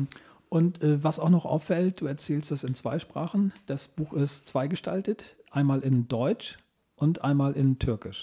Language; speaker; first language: German; native; German